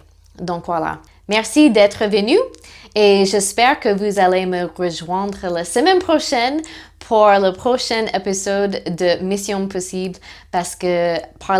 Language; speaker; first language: French; non-native, fluent; English